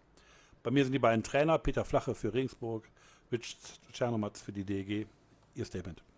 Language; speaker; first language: German; native; German